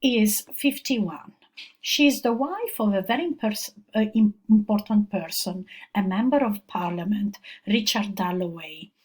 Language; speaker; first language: English; non-native, fluent; Italian